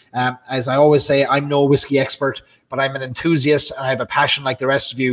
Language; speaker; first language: English; native; English